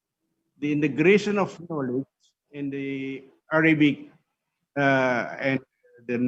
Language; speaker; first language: English; non-native, fluent; Indonesian